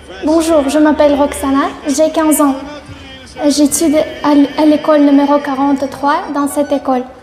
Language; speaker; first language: French; non-native, learner; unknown